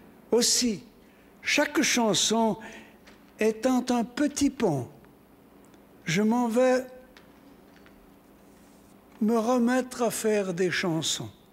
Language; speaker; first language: French; native; French